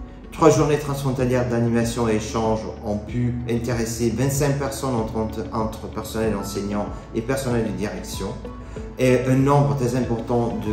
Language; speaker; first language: French; non-native, fluent; Italian